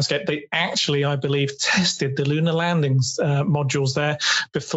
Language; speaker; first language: English; native; English